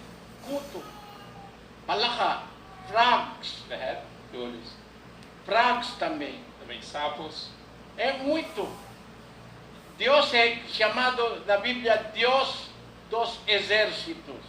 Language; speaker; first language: Portuguese; non-native, learner; Filipino